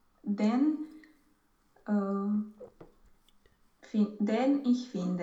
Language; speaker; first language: German; non-native, learner; Romanian